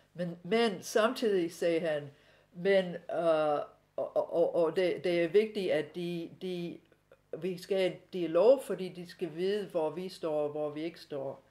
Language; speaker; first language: Danish; non-native, fluent; English